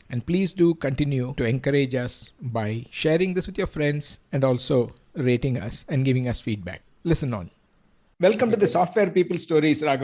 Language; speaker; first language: English; non-native, local second language; Tamil